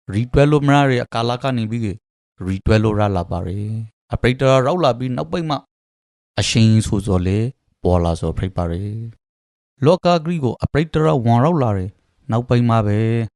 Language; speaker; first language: Burmese; native; Burmese